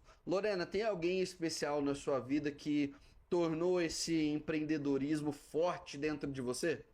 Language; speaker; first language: Portuguese; native; Portuguese